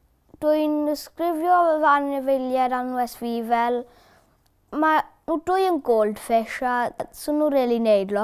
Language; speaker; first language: Welsh; native; Welsh